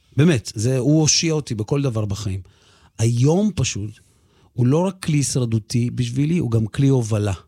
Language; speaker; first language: Hebrew; early bilingual, other home language; Russian